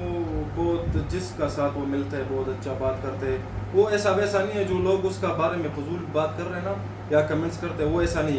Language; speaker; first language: Hindi; non-native, local second language; Pashto